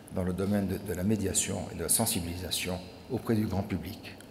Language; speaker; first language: French; native; French